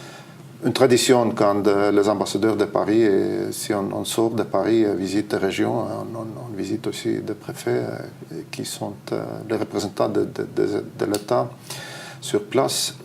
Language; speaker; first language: French; non-native, fluent; Estonian